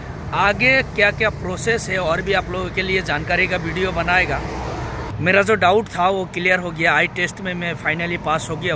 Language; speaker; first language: Hindi; non-native, local second language; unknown